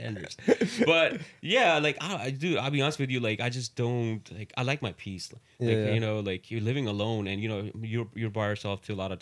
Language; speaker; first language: English; non-native, local second language; Urdu